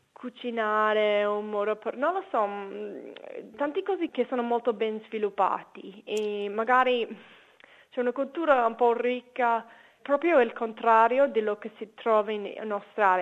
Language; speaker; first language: Italian; non-native, fluent; English